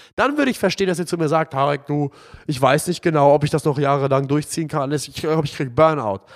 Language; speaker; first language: German; non-native, fluent; Arabic